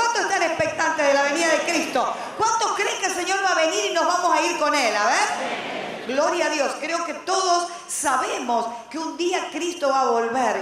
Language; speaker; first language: Spanish; native; Spanish